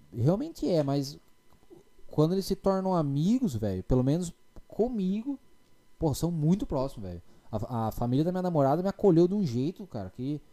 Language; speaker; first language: Portuguese; native; Portuguese